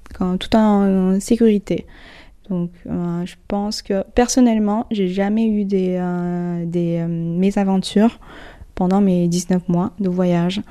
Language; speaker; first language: French; non-native, fluent; Chinese